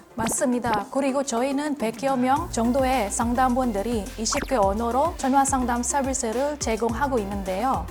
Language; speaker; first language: Korean; non-native, fluent; Filipino